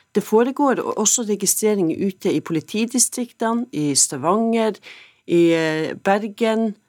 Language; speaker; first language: Norwegian; native; Norwegian